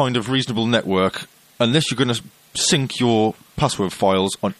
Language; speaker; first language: English; native; English